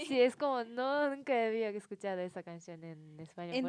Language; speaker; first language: Spanish; non-native, learner; Japanese